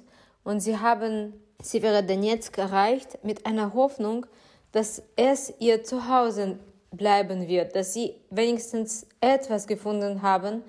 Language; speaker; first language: German; non-native, fluent; Ukrainian